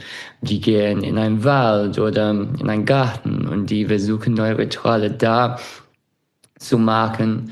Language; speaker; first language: German; non-native, fluent; English